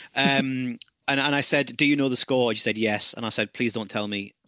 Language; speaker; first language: English; native; English